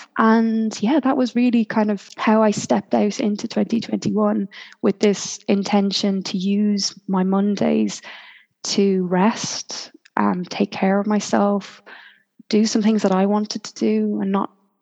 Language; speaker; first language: English; native; English